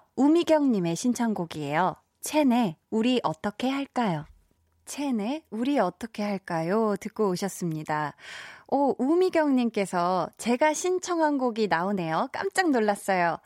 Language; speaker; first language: Korean; native; Korean